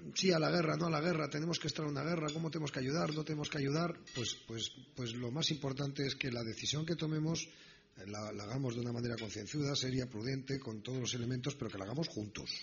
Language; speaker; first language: Spanish; native; Spanish